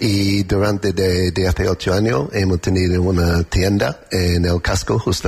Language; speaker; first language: Spanish; non-native, learner; English